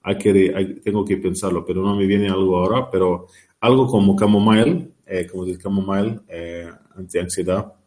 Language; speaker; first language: Spanish; non-native, learner; Arabic